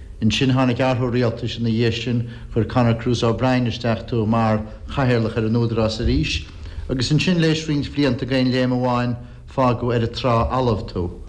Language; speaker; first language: Irish; native; Irish